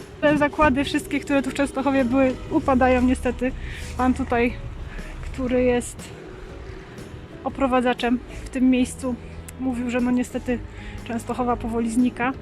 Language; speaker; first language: Polish; native; Polish